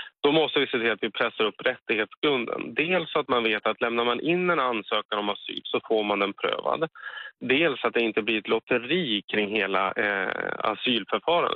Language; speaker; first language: Swedish; native; Swedish